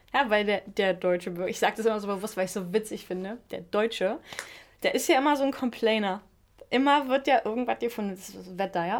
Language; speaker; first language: German; native; German